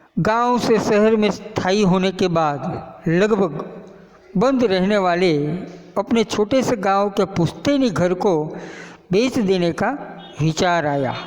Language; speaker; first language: Hindi; non-native, local second language; Gujarati